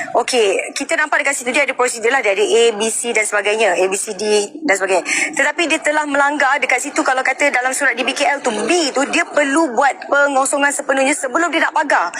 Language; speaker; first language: Malay; native; Malay